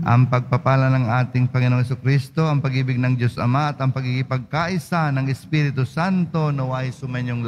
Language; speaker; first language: Filipino; native; Filipino